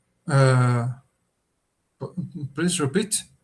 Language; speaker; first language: English; non-native, learner; Portuguese